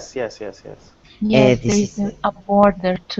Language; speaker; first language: English; non-native, fluent; Italian